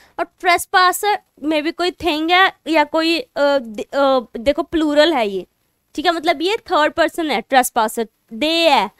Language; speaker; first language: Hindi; non-native, local second language; Punjabi